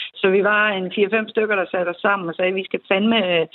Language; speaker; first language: Danish; native; Danish